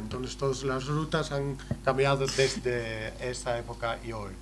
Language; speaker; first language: Spanish; non-native, learner; Greek